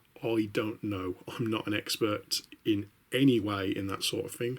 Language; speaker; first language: English; native; English